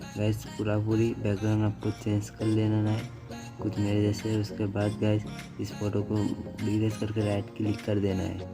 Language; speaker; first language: Hindi; non-native, local second language; Bangla